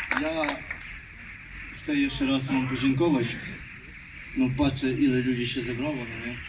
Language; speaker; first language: Polish; non-native, learner; Ukrainian